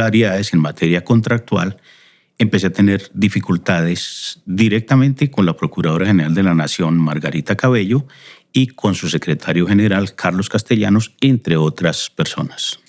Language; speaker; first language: Spanish; native; Spanish